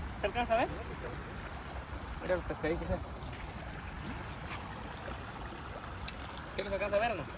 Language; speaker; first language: Spanish; native; Spanish